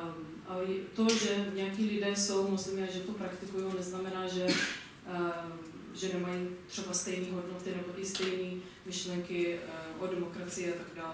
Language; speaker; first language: Czech; non-native, fluent; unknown